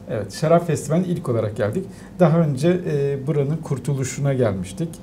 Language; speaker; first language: Turkish; native; Turkish